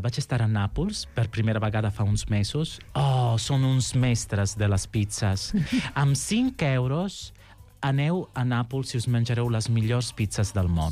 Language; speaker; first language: Catalan; non-native, fluent; Sicilian